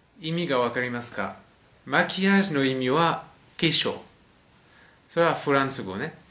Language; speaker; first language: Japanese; non-native, fluent; French